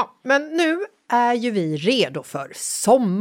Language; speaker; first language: Swedish; native; Swedish